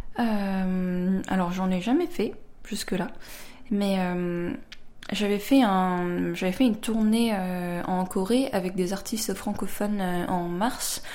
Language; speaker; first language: French; early bilingual, other home language; Korean